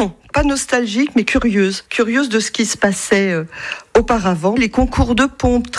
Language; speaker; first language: French; native; French